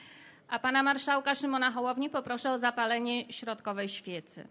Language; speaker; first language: Polish; native; Polish